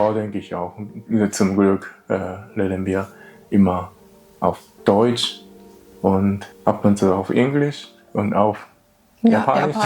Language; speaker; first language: German; non-native, learner; Japanese